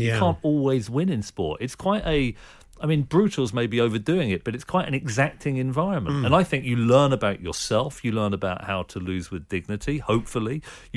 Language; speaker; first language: English; native; English